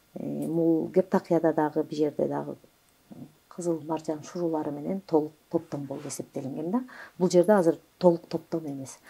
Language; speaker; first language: Kyrgyz; native; Kyrgyz